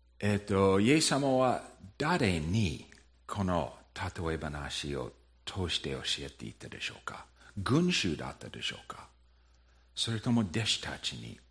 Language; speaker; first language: Japanese; non-native, fluent; English